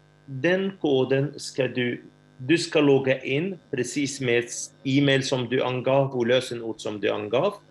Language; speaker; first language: Swedish; non-native, fluent; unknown